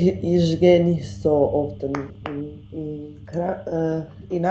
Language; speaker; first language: German; non-native, learner; Macedonian